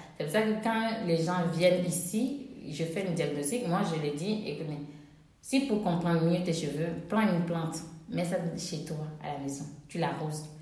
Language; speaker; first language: French; non-native, local second language; Ewe